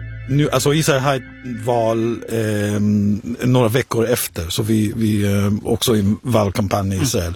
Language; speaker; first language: Swedish; non-native, fluent; Hebrew